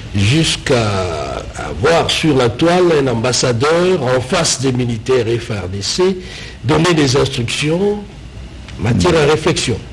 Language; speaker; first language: French; non-native, local second language; Lingala